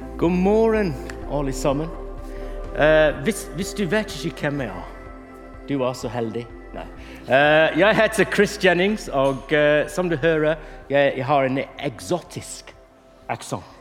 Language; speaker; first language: Norwegian; non-native, fluent; English